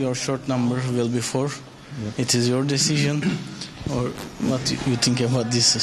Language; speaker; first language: English; non-native, learner; Turkish